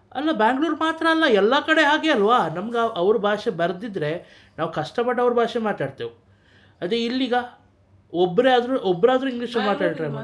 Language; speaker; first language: Kannada; native; Kannada